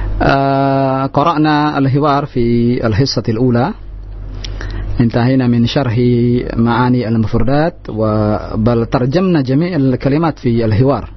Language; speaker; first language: Arabic; non-native, fluent; Indonesian